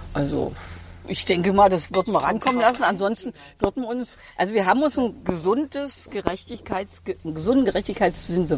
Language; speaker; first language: German; native; German